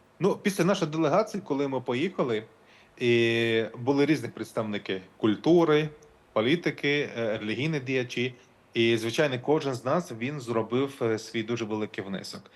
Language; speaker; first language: Ukrainian; non-native, local second language; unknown